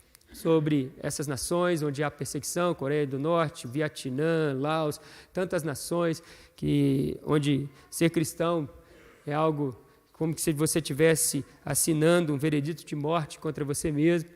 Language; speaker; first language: Portuguese; native; Portuguese